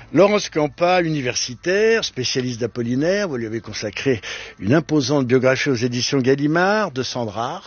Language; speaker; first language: French; native; French